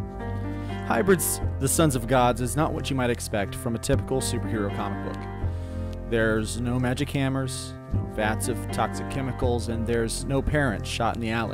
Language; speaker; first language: English; native; English